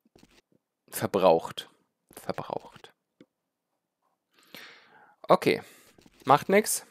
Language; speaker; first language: German; native; German